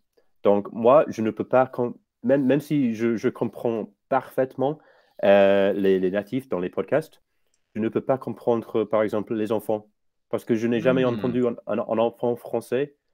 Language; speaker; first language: French; non-native, fluent; English